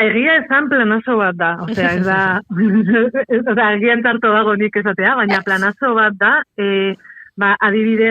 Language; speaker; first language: Basque; non-native, local second language; Spanish